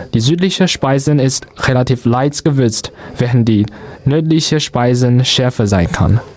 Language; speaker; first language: German; non-native, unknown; Chinese